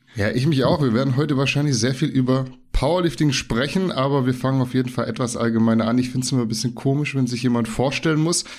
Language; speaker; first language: German; native; German